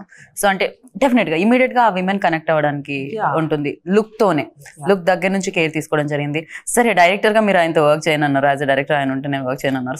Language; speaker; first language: Telugu; native; Telugu